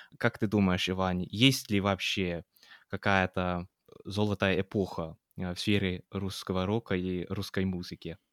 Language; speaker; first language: Russian; non-native, fluent; English